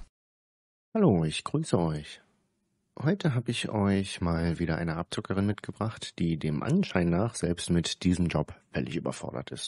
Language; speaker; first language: German; native; German